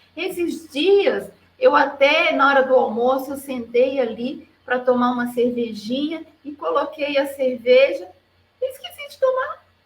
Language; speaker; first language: Portuguese; native; Portuguese